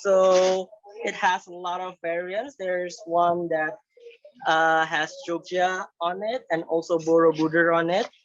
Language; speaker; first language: English; non-native, fluent; Indonesian